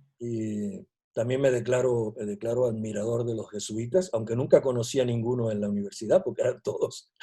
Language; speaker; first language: Spanish; native; Spanish